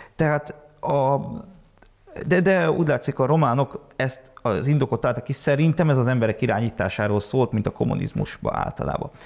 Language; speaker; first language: Hungarian; early bilingual, heritage; Hungarian